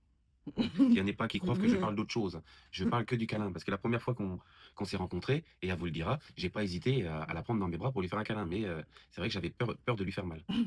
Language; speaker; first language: French; native; French